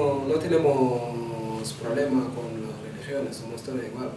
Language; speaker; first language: Spanish; non-native, local second language; Wolof